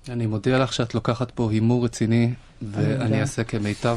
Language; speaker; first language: Hebrew; native; Hebrew